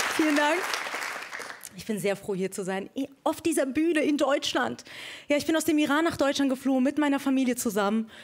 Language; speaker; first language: German; early bilingual, other home language; Persian